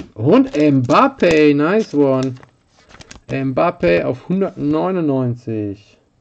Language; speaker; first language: German; native; German